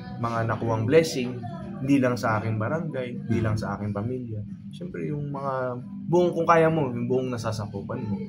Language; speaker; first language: Filipino; native; Filipino